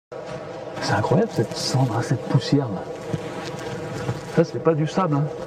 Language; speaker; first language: French; native; French